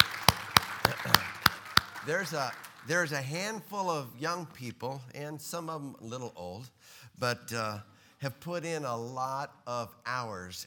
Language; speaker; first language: English; native; English